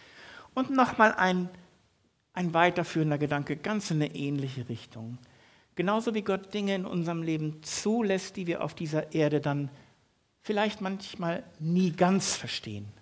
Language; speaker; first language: German; native; German